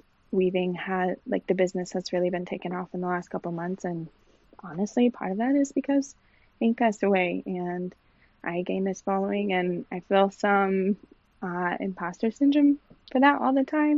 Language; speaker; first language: English; native; English